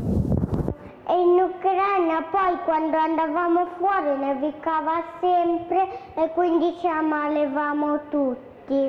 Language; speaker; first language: Italian; early bilingual, other home language; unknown